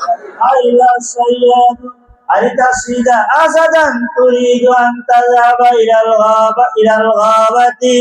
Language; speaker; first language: Arabic; non-native, fluent; Bangla